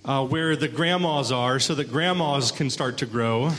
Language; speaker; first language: English; native; English